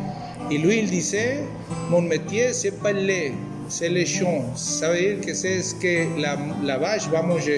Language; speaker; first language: French; non-native, fluent; Spanish